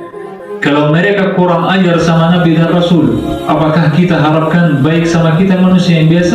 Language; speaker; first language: Indonesian; non-native, fluent; Arabic